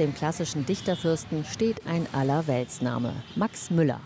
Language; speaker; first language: German; native; German